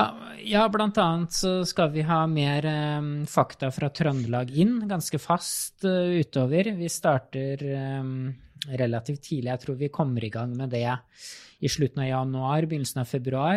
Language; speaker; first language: Norwegian; native; Norwegian